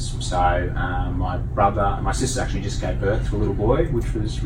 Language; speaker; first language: English; native; English